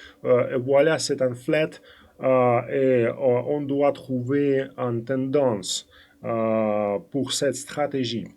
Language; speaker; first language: French; non-native, fluent; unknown